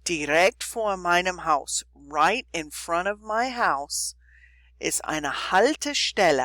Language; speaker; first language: German; non-native, fluent; English